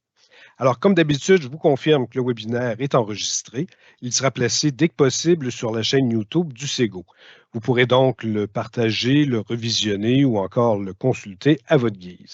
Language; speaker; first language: French; native; French